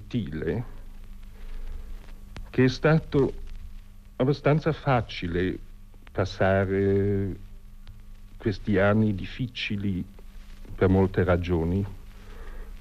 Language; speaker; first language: Italian; non-native, fluent; German